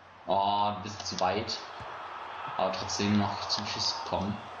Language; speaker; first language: German; native; German